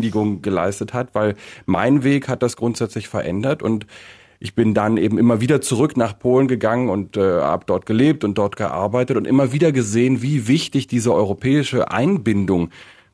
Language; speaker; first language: German; native; German